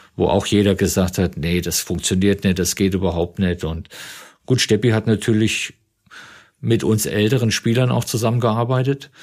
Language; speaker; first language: German; native; German